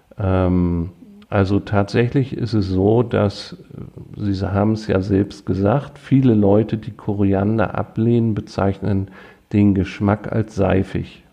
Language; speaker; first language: German; native; German